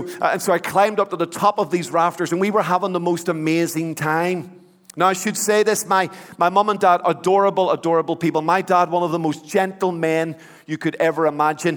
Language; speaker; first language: English; native; English